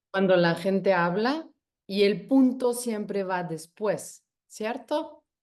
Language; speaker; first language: Spanish; non-native, fluent; French